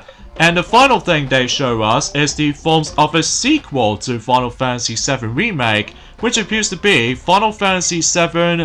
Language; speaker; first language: English; native; English